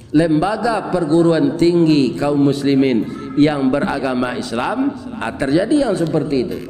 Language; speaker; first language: Malay; non-native, local second language; Minangkabau